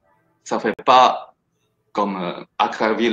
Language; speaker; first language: French; non-native, fluent; Chinese